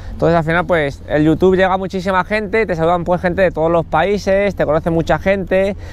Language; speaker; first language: Spanish; native; Spanish